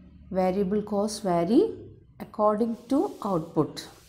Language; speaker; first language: English; non-native, local second language; Malayalam